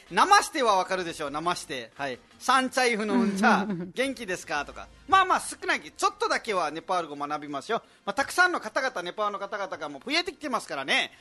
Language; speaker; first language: Japanese; non-native, fluent; Nepali